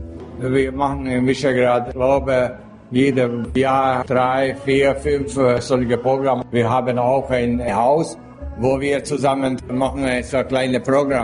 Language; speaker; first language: German; non-native, local second language; Hungarian